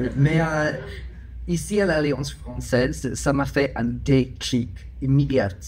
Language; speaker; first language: French; non-native, learner; English